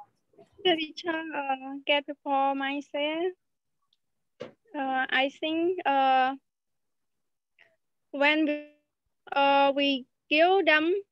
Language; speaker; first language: English; non-native, learner; Khmer